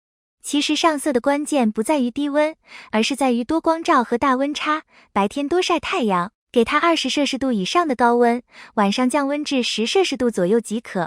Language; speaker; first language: Chinese; native; Chinese